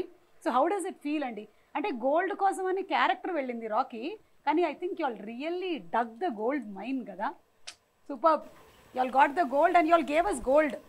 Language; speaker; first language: Telugu; native; Telugu